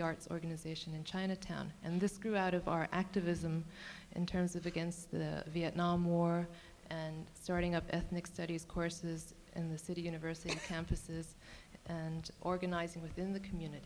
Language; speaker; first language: English; early bilingual, other home language; Cantonese